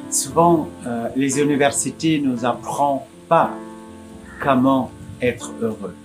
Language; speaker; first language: French; non-native, fluent; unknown